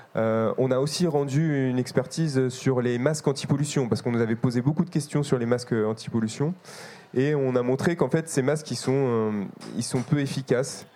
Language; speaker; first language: French; native; French